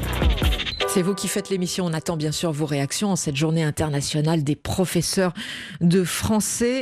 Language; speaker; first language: French; native; French